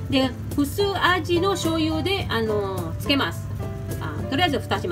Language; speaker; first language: Japanese; non-native, fluent; Filipino